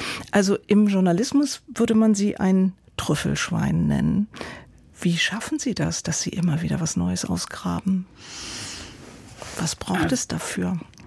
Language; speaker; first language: German; native; German